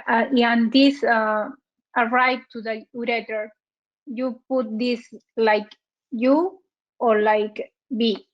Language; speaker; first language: English; non-native, learner; Spanish